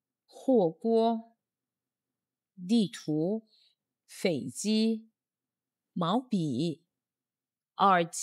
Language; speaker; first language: Chinese; non-native, fluent; Arabic